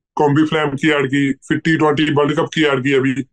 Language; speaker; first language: Hindi; native; Hindi